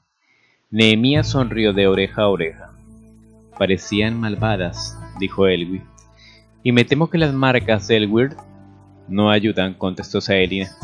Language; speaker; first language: Spanish; native; Spanish